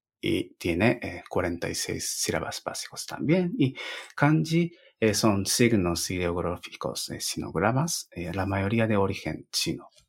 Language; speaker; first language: Spanish; non-native, fluent; Japanese